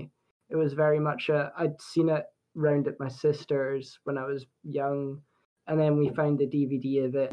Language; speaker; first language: English; native; English